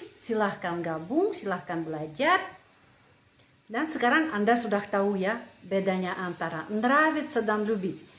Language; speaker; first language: Indonesian; non-native, fluent; Russian